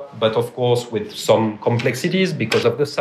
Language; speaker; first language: English; non-native, fluent; French